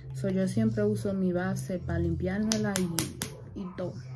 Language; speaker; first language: Spanish; early bilingual, heritage; Spanish